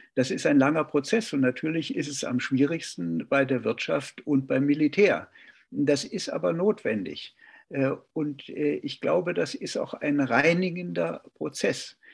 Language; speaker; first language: German; native; German